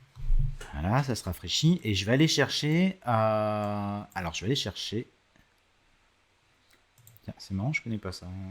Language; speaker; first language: French; native; French